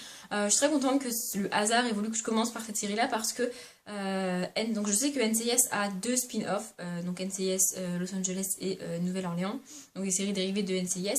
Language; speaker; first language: French; native; French